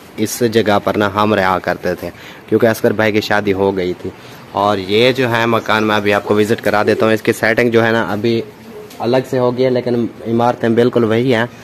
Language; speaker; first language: Urdu; non-native, local second language; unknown